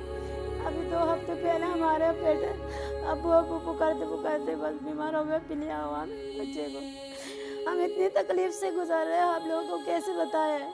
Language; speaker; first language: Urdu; non-native, local second language; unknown